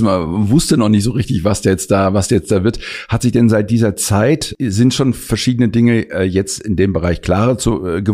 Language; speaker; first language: German; native; German